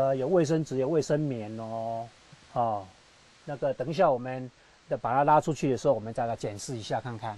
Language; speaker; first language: Chinese; native; Chinese